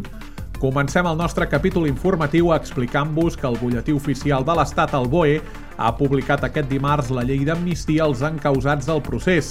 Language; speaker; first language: Catalan; native; Catalan